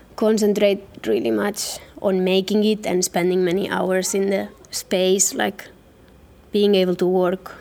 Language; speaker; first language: English; non-native, fluent; Catalan